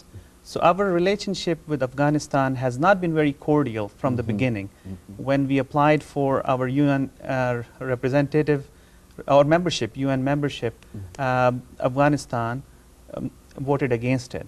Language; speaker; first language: English; non-native, fluent; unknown